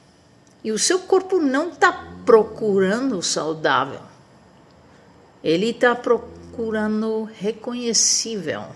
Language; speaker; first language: Portuguese; non-native, fluent; Spanish